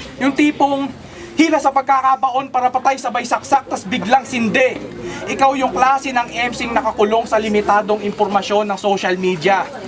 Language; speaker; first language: Filipino; native; Filipino